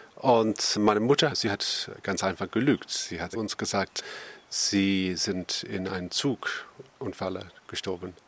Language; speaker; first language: German; non-native, learner; English